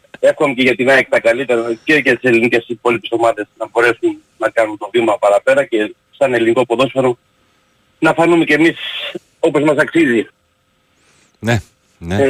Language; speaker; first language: Greek; native; Greek